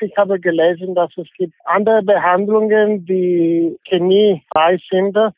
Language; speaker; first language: German; non-native, fluent; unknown